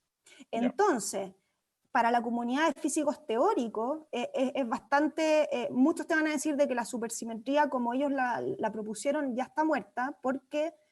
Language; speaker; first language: Spanish; native; Spanish